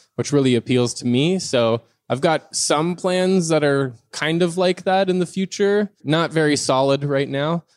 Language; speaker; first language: English; non-native, fluent; French